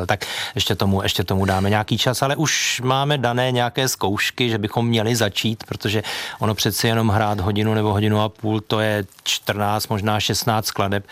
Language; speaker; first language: Czech; native; Czech